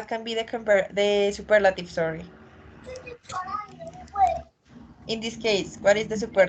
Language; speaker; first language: English; non-native, learner; Spanish